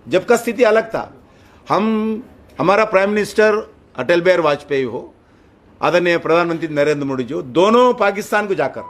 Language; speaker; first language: Hindi; non-native, local second language; Telugu